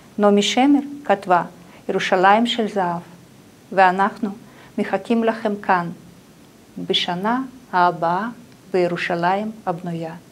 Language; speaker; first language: Hebrew; non-native, fluent; Russian